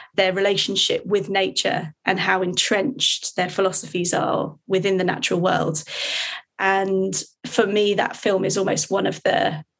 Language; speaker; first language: English; native; English